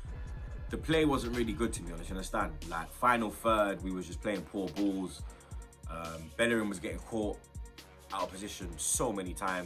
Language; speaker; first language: English; native; English